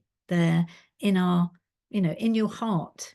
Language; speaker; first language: English; native; English